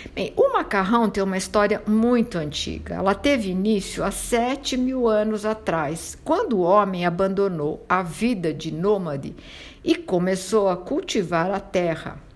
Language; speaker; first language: Portuguese; non-native, fluent; Italian